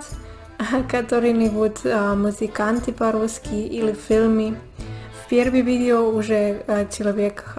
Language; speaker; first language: Russian; non-native, learner; Spanish